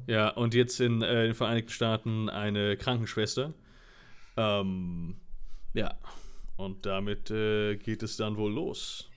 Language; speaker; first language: German; native; German